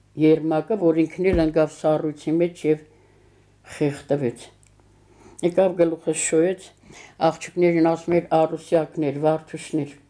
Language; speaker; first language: Armenian; native; Armenian